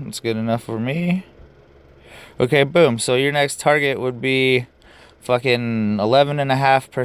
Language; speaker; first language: English; native; English